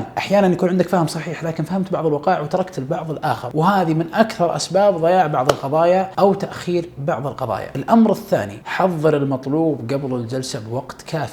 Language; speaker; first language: Arabic; native; Arabic